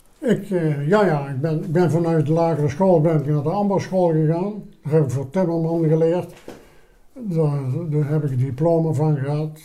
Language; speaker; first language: Dutch; native; Dutch